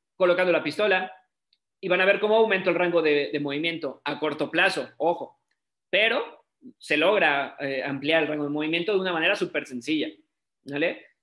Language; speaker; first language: Spanish; native; Spanish